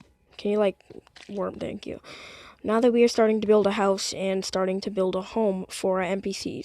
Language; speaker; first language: English; native; English